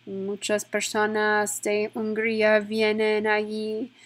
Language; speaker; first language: Spanish; non-native, fluent; English